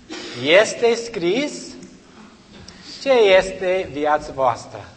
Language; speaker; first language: Romanian; non-native, learner; English